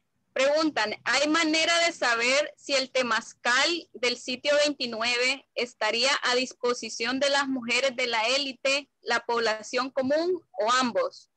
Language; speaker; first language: Spanish; native; Spanish